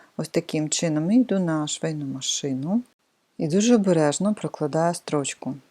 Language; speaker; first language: Ukrainian; non-native, local second language; Russian